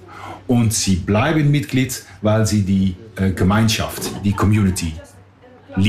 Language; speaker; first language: German; non-native, fluent; Dutch